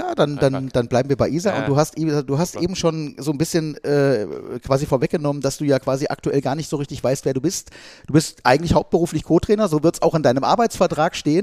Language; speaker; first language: German; native; German